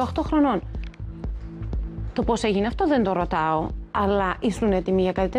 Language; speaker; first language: Greek; native; Greek